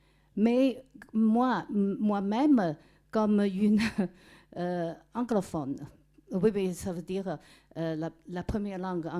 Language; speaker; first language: French; non-native, fluent; Chinese